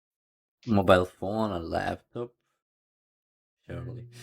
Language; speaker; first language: English; non-native, learner; Ukrainian